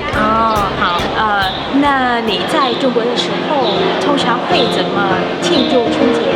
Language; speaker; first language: Chinese; non-native, fluent; Vietnamese